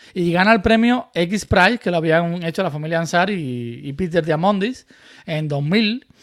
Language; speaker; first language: Spanish; native; Spanish